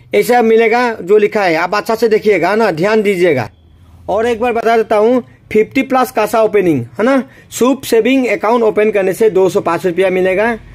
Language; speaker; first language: Hindi; native; Hindi